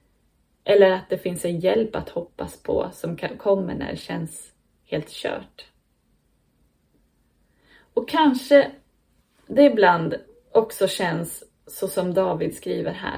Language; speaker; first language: Swedish; native; Swedish